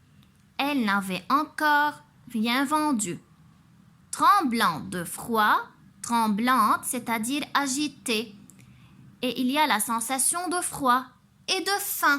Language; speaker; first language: French; non-native, local second language; Arabic